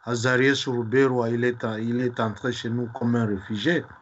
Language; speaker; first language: French; non-native, local second language; Swahili